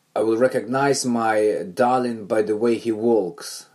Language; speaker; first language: English; non-native, fluent; Belarusian